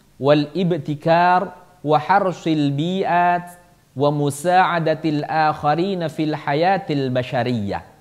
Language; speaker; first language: Arabic; non-native, fluent; Indonesian